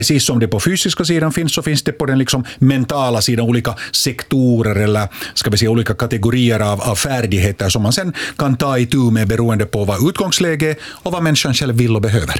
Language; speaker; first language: Swedish; native; Swedish